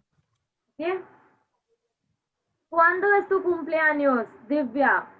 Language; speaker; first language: Spanish; non-native, learner; Hindi